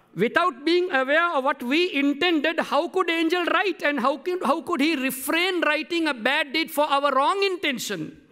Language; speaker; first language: English; non-native, local second language; Memoni